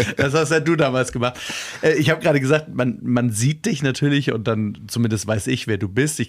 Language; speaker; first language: German; native; German